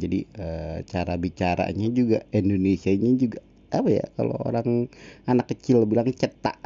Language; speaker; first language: Indonesian; native; Indonesian